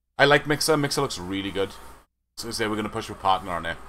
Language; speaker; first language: English; native; English